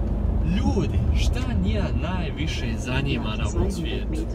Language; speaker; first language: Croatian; early bilingual, heritage; Croatian